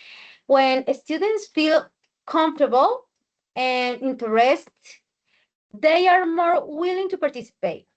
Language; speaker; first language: English; non-native, learner; Spanish